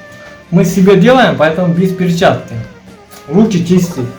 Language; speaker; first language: Russian; non-native, learner; Uzbek